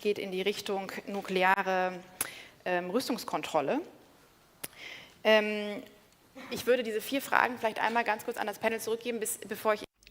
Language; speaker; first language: German; native; German